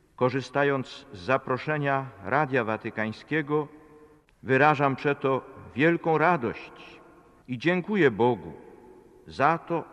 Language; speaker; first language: Polish; native; Polish